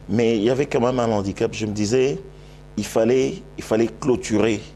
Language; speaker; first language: French; non-native, local second language; Lingala